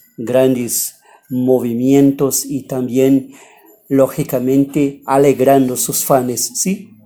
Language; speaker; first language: Spanish; non-native, fluent; Portuguese